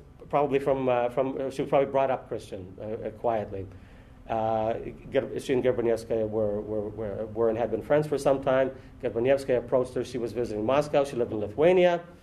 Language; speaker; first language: English; native; English